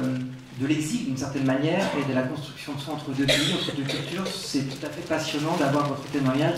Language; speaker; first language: French; native; French